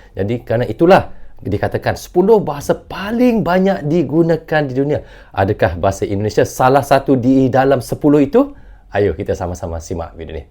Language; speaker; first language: Malay; native; Malay